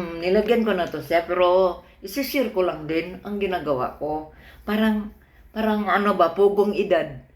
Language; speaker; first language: Filipino; non-native, local second language; Cebuano